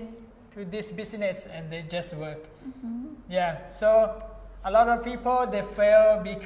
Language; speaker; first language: English; non-native, fluent; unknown